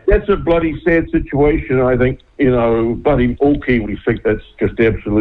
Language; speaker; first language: English; native; English